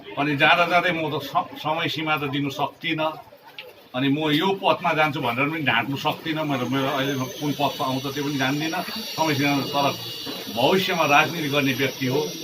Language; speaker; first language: Nepali; native; Nepali